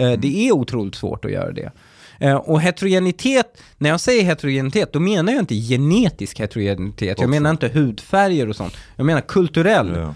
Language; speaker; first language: Swedish; early bilingual, other home language; Persian